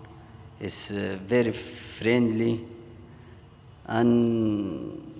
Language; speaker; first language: English; non-native, learner; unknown